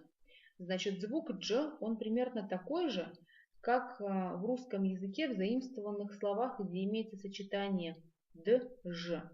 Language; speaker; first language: Russian; non-native, local second language; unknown